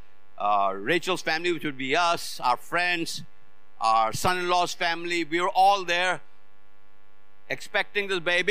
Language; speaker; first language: English; non-native, local second language; Hindi